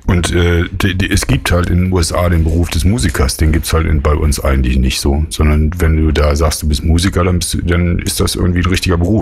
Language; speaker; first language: German; native; German